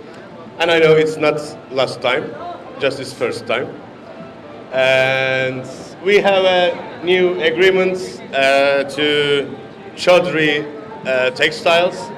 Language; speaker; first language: English; non-native, learner; Turkish